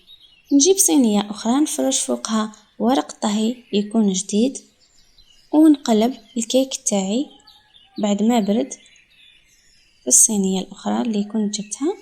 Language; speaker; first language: Arabic; native; Arabic